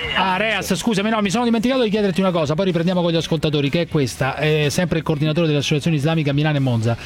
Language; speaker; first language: Italian; native; Italian